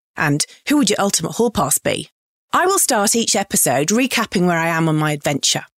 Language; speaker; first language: English; native; English